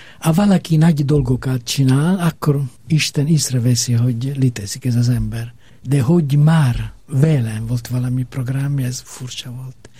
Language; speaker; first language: Hungarian; non-native, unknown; Italian